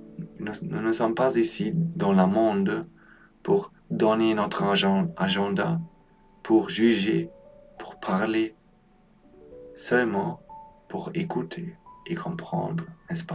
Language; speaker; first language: French; non-native, learner; Polish